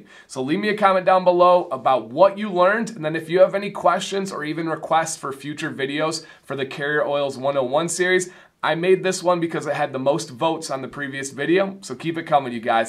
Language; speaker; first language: English; native; English